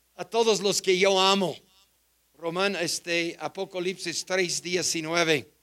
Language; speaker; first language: Spanish; non-native, fluent; English